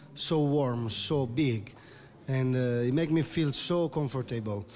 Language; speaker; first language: English; non-native, learner; Italian